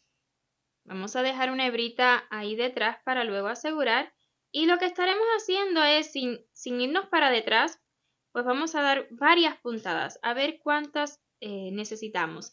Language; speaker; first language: Spanish; native; Spanish